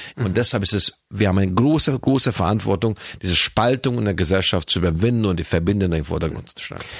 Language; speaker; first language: German; non-native, fluent; Hungarian